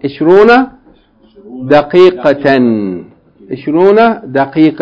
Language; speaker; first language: Arabic; non-native, fluent; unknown